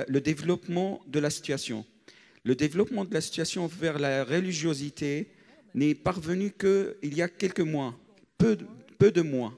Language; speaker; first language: French; non-native, fluent; Arabic